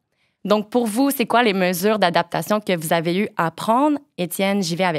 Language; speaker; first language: French; native; French